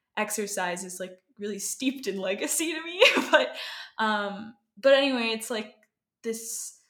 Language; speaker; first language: English; native; English